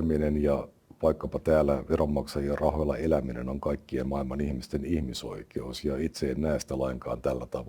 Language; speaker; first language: Finnish; native; Finnish